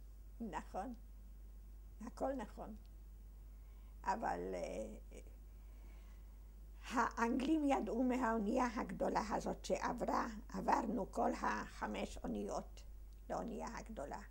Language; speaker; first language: Hebrew; early bilingual, other home language; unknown